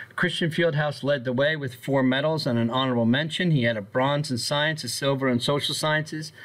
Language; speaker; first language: English; native; English